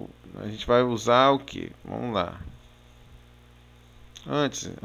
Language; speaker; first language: Portuguese; native; Portuguese